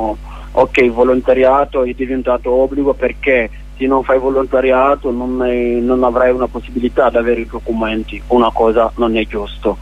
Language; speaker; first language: Italian; non-native, learner; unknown